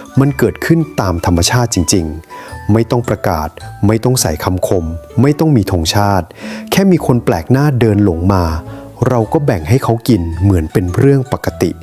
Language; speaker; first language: Thai; native; Thai